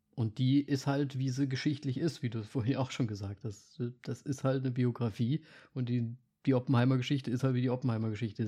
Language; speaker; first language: German; native; German